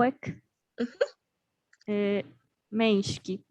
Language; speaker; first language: Polish; non-native, learner; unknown